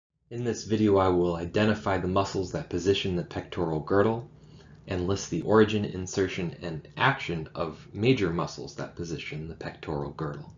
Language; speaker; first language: English; native; English